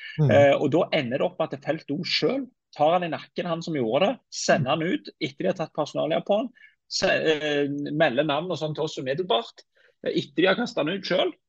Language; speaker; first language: Norwegian; native; Norwegian